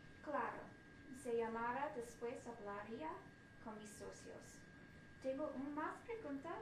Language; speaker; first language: Spanish; non-native, learner; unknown